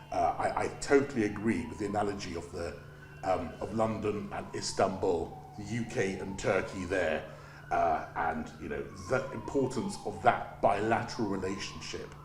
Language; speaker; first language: English; early bilingual, other home language; Turkish